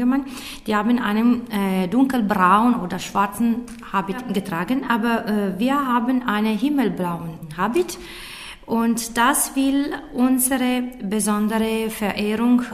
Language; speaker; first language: German; non-native, fluent; Italian